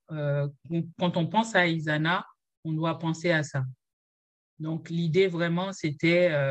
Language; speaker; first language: French; non-native, local second language; Haitian Creole